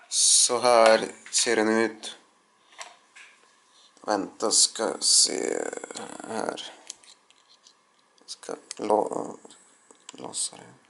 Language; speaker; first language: Swedish; non-native, learner; Russian